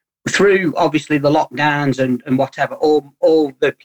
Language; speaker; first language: English; native; English